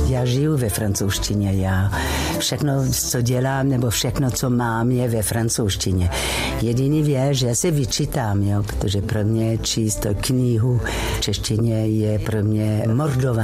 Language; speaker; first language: Czech; non-native, fluent; French